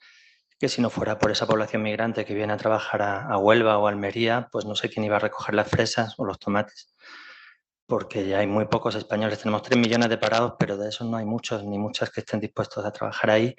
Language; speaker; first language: Spanish; native; Spanish